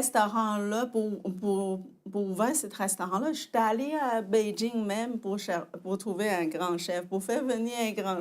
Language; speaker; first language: French; non-native, fluent; Chinese